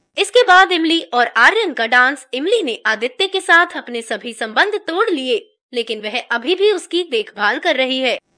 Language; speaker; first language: Hindi; native; Hindi